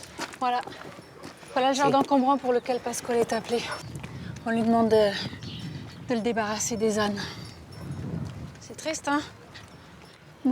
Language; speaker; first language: French; native; French